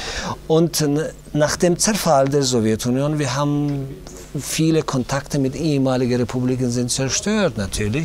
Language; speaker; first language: German; non-native, learner; Tajik